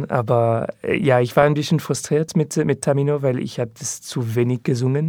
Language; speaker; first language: German; non-native, learner; French